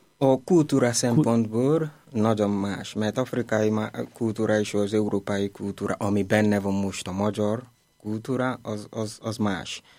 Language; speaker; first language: Hungarian; non-native, learner; Igbo